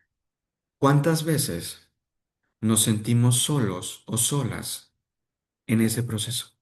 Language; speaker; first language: Spanish; native; Spanish